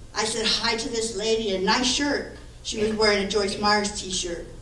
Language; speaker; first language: English; native; English